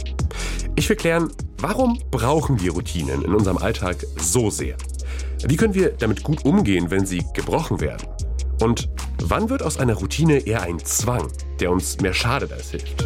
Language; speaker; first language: German; native; German